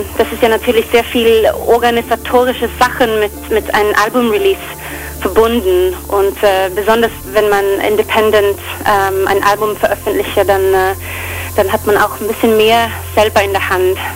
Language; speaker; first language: German; non-native, fluent; Swedish